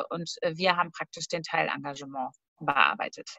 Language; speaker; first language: German; native; German